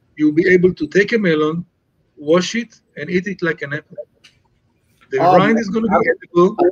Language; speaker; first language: English; non-native, fluent; Hebrew